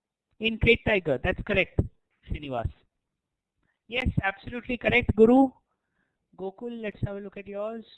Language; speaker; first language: English; non-native, local second language; Hindi